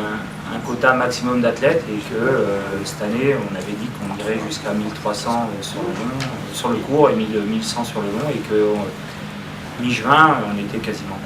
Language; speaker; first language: French; native; French